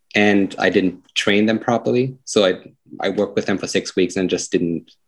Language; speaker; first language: English; non-native, fluent; German